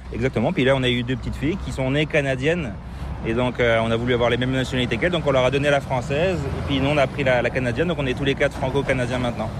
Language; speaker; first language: French; native; French